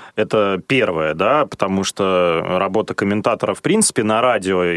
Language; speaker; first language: Russian; native; Russian